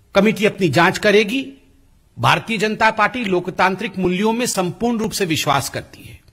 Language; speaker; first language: Hindi; non-native, local second language; Odia